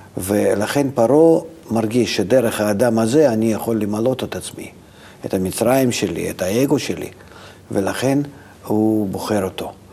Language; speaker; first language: Hebrew; non-native, fluent; Russian